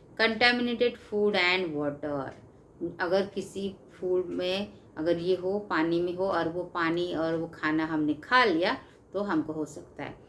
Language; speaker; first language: Hindi; non-native, local second language; Marathi